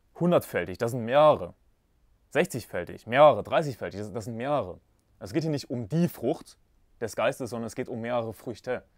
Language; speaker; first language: German; native; German